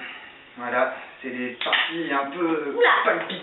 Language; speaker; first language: French; native; French